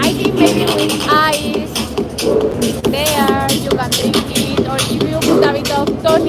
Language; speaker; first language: English; non-native, fluent; Spanish